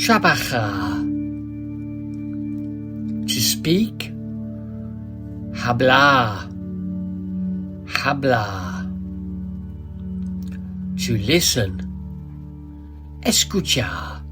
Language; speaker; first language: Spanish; non-native, learner; English